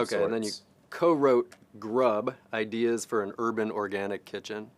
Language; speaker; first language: English; native; English